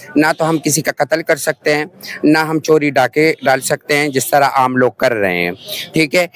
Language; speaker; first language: Urdu; non-native, local second language; Pashto